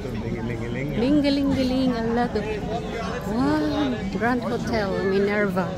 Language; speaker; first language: English; non-native, local second language; Filipino